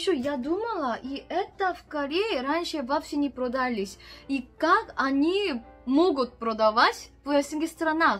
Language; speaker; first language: Russian; non-native, learner; Korean